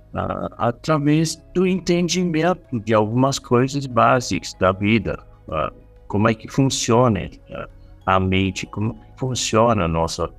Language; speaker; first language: Portuguese; non-native, fluent; English